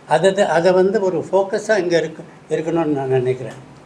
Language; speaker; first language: Tamil; native; Tamil